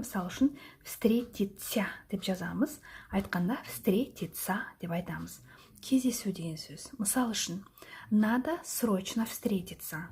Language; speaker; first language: Russian; non-native, local second language; Kazakh